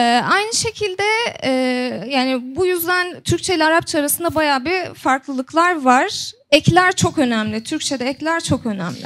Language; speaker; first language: Turkish; native; Turkish